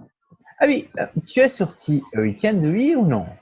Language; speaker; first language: French; non-native, fluent; Portuguese